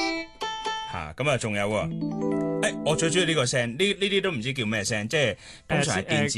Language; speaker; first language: Cantonese; native; Cantonese